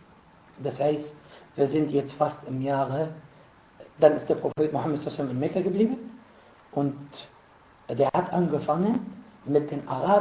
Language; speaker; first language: German; non-native, fluent; Arabic